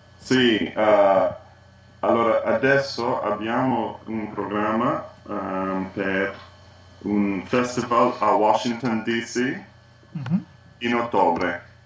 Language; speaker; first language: Italian; non-native, learner; English